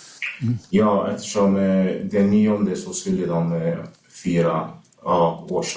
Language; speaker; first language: Swedish; early bilingual, other home language; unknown